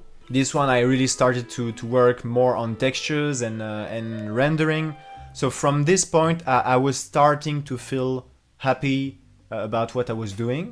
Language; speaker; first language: English; non-native, fluent; French